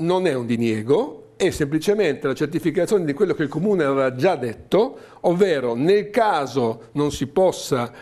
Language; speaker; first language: Italian; native; Italian